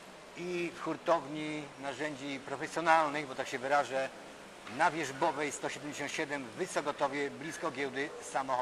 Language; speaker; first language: Polish; native; Polish